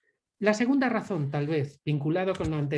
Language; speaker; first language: Spanish; native; Spanish